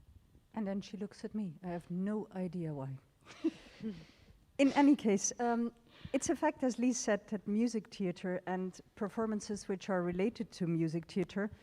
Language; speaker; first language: English; non-native, fluent; Dutch